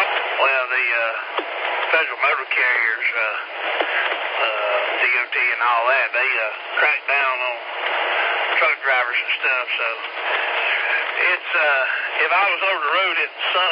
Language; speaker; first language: English; native; English